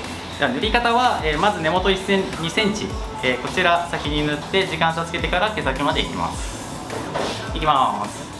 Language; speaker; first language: Japanese; native; Japanese